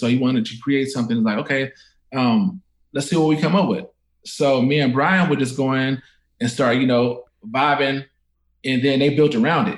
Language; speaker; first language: English; native; English